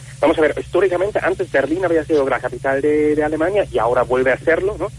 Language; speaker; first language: Spanish; non-native, fluent; German